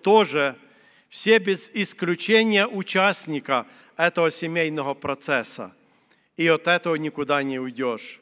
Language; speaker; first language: Russian; native; Russian